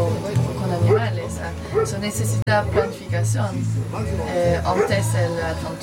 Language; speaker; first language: Spanish; non-native, learner; French